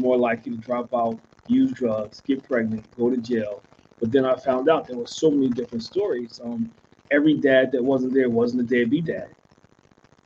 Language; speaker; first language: English; native; English